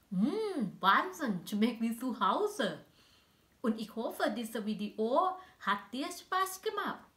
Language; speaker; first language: German; non-native, learner; Thai